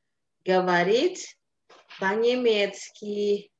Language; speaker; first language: Russian; non-native, fluent; Indonesian